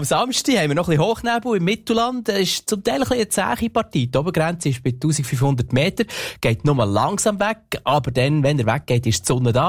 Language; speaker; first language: German; native; German